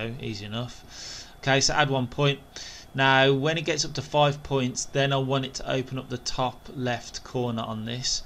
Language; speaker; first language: English; native; English